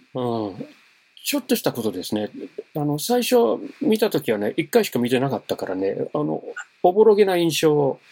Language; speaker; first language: Japanese; non-native, fluent; English